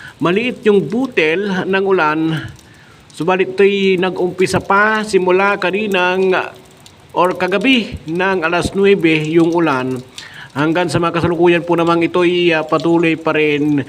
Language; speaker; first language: Filipino; non-native, local second language; Bikol